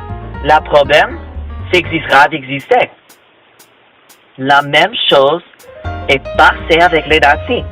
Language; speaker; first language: French; non-native, learner; English